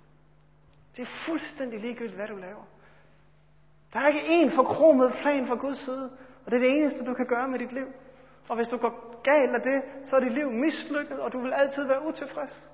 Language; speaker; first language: Danish; native; Danish